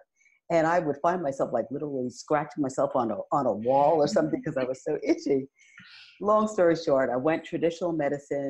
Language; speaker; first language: English; native; English